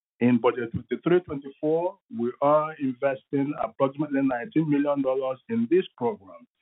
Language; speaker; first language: English; non-native, local second language; Igbo